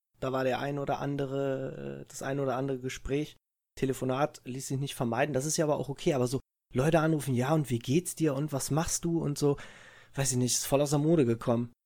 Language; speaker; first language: German; early bilingual, other home language; Italian